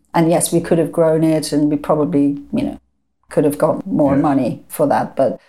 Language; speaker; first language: English; non-native, fluent; Persian